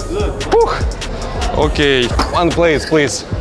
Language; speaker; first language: English; non-native, learner; Russian